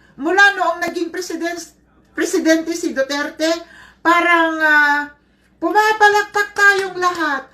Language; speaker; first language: Filipino; non-native, local second language; Iloko